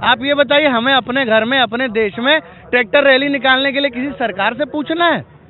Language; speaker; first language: Hindi; native; Hindi